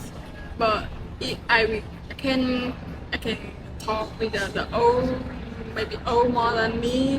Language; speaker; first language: English; non-native, learner; Vietnamese